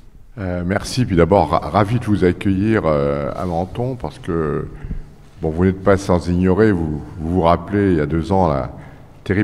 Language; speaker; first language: French; native; French